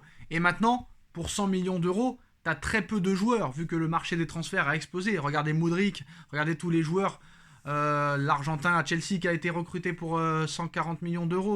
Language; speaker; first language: French; native; French